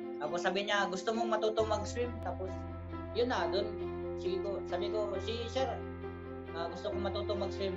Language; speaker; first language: Filipino; non-native, local second language; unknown